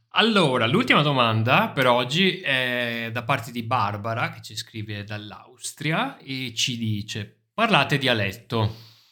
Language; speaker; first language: Italian; native; Italian